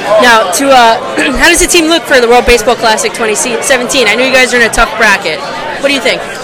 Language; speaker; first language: English; native; English